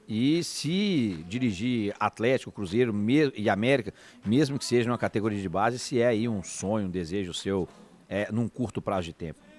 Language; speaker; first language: Portuguese; native; Portuguese